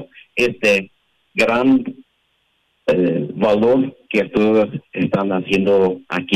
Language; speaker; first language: Spanish; non-native, local second language; Portuguese